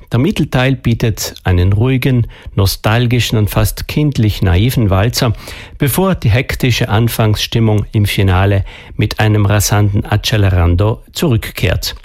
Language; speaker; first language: German; native; German